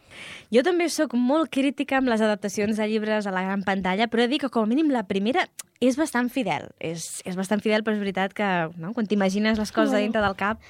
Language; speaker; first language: Catalan; native; Catalan